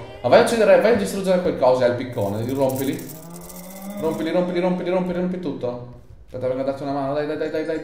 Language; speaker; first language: Italian; native; Italian